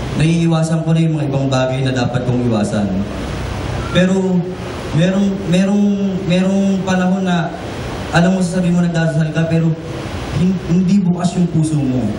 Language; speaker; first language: Filipino; native; Filipino